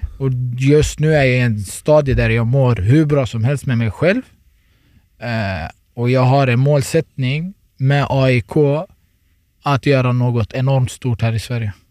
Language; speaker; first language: Swedish; early bilingual, other home language; Turoyo